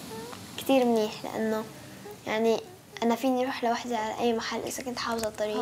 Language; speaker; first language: Dutch; non-native, learner; Arabic